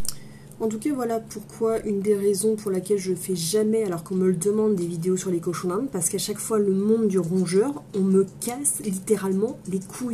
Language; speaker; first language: French; native; French